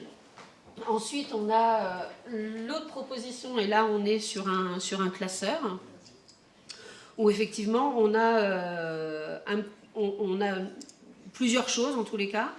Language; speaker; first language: French; native; French